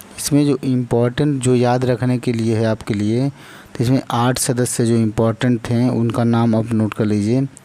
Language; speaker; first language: Hindi; native; Hindi